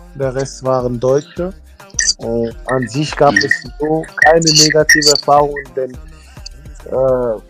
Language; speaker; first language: German; early bilingual, other home language; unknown